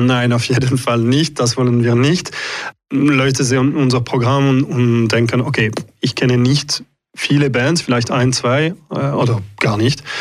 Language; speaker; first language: German; non-native, local second language; French